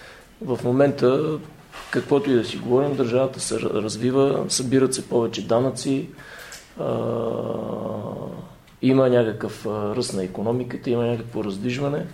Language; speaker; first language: Bulgarian; native; Bulgarian